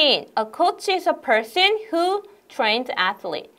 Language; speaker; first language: English; non-native, fluent; Korean